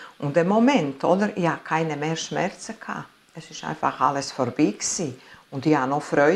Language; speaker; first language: German; non-native, fluent; Italian